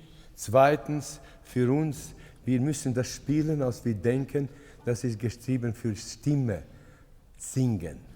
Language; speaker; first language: German; non-native, fluent; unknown